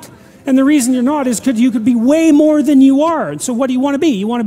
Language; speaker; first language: English; native; English